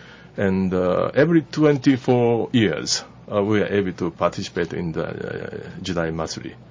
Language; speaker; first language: English; non-native, learner; Japanese